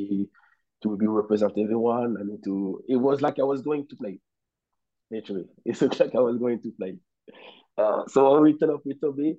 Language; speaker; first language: English; non-native, learner; French